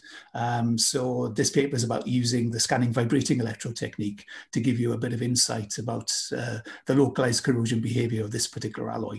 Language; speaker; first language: English; native; English